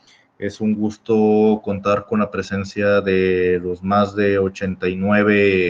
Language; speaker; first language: Spanish; native; Spanish